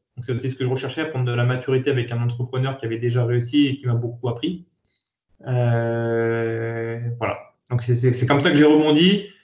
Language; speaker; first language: French; native; French